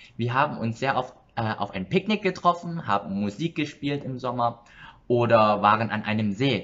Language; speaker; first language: German; early bilingual, other home language; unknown